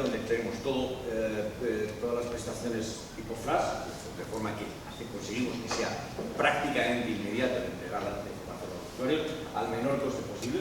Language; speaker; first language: Spanish; native; Spanish